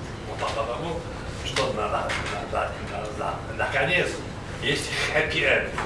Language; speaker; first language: Russian; non-native, fluent; Polish